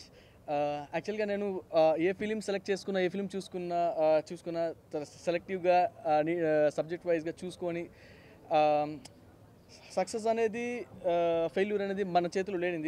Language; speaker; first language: Telugu; native; Telugu